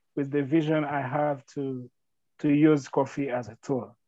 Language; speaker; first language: English; non-native, local second language; Kinyarwanda